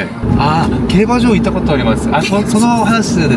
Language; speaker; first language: Japanese; non-native, learner; Korean